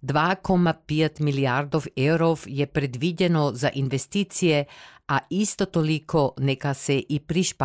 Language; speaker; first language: Serbian; native; Serbian